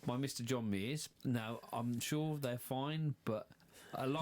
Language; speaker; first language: English; native; English